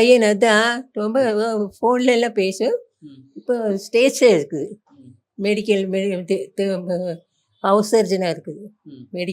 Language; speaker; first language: Tamil; non-native, learner; Malayalam